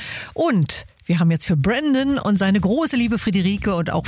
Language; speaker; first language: German; native; German